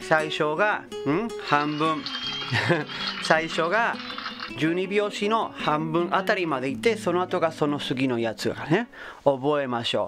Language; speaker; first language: Japanese; non-native, fluent; Spanish